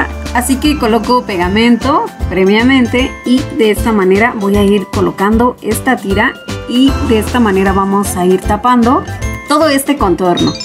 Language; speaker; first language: Spanish; native; Spanish